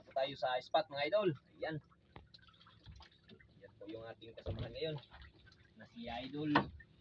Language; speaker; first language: Filipino; non-native, local second language; Cebuano